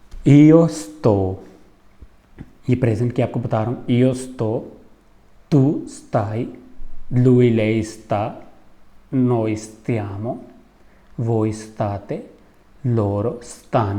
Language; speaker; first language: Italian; non-native, fluent; Urdu